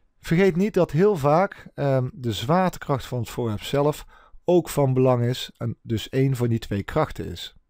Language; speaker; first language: Dutch; native; Dutch